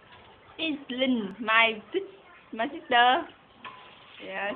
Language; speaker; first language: English; non-native, learner; Vietnamese